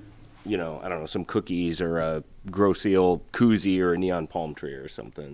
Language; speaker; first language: English; native; English